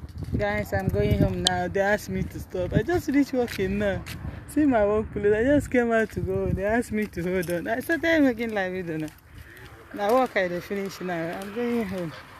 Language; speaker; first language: English; non-native, local second language; Igbo